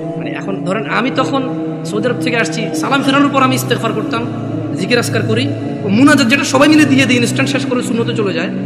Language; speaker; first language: Bangla; early bilingual, heritage; Bangla